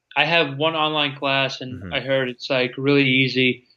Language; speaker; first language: English; non-native, fluent; Latvian